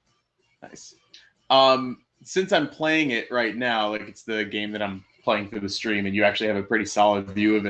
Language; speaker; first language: English; native; English